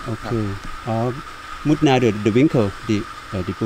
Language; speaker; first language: Dutch; non-native, learner; Thai